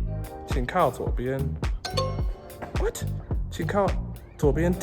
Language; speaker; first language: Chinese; non-native, fluent; English